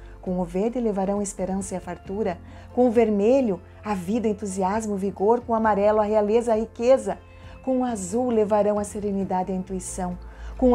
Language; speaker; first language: Portuguese; native; Portuguese